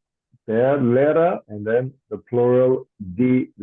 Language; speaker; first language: German; non-native, fluent; English